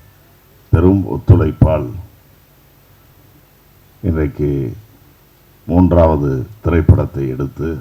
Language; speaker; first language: Tamil; native; Tamil